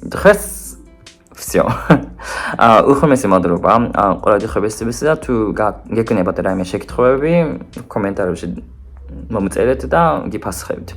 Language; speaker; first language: Georgian; non-native, fluent; Japanese